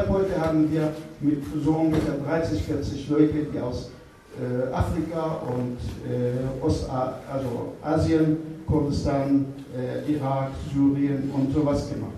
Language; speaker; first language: German; non-native, fluent; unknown